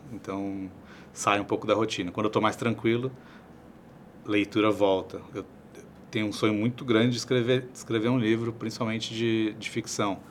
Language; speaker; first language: Portuguese; native; Portuguese